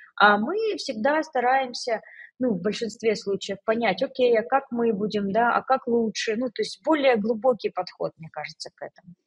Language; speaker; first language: Russian; native; Russian